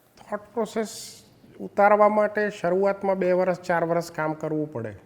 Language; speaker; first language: Gujarati; native; Gujarati